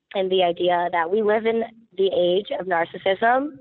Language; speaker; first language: English; native; English